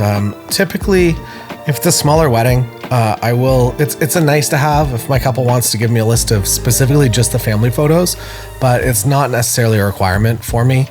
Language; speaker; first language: English; native; English